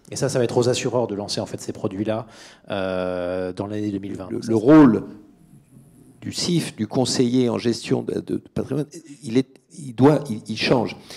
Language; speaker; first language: French; native; French